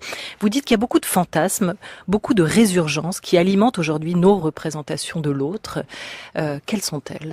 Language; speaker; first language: French; native; French